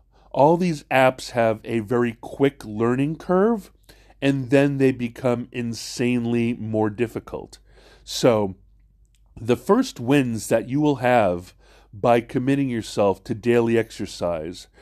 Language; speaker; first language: English; native; English